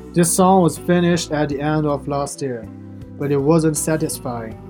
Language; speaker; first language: English; non-native, fluent; Chinese